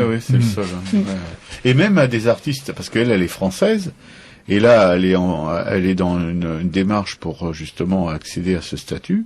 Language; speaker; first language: French; native; French